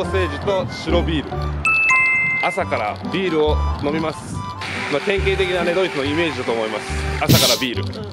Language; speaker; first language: Japanese; native; Japanese